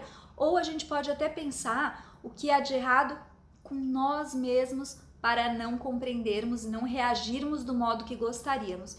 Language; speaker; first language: Portuguese; native; Portuguese